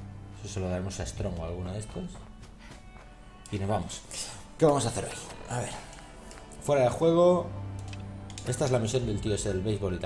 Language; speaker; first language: Spanish; native; Spanish